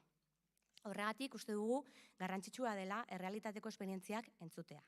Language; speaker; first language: Basque; native; Basque